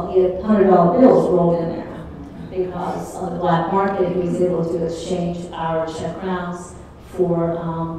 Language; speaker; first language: English; early bilingual, other home language; Czech